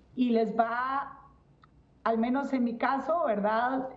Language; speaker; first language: Spanish; native; Spanish